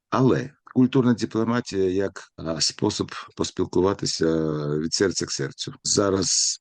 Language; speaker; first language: Ukrainian; non-native, local second language; Russian